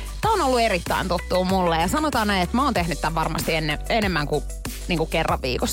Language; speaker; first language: Finnish; native; Finnish